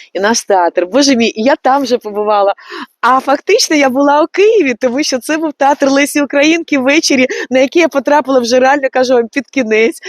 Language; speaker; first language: Ukrainian; native; Ukrainian